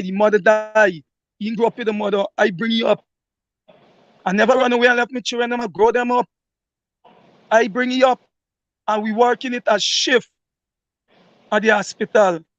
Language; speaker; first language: English; native; English